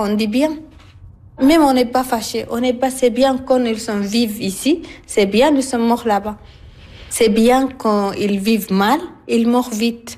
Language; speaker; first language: French; non-native, learner; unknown